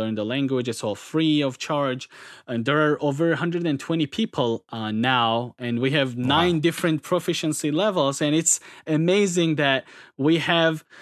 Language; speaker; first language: English; non-native, fluent; Adyghe